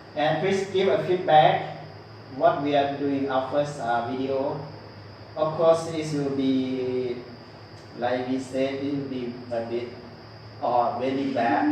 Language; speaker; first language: English; non-native, learner; Lao